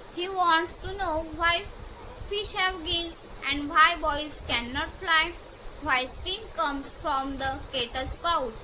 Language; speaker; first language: English; non-native, local second language; Marathi